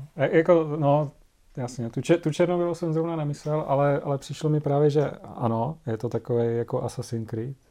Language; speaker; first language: Czech; native; Czech